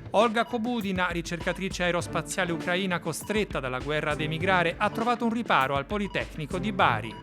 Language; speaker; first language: Italian; native; Italian